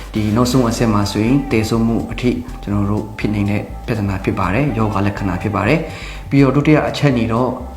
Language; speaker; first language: Burmese; non-native, local second language; Hakha Chin